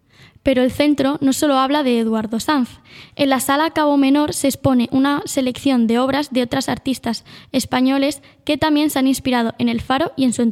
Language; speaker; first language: Spanish; native; Spanish